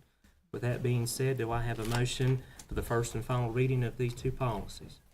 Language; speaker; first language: English; native; English